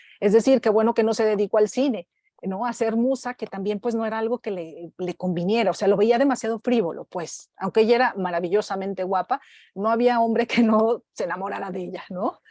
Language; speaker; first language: Spanish; native; Spanish